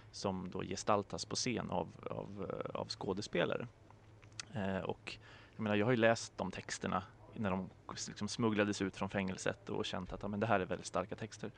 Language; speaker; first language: Swedish; native; Swedish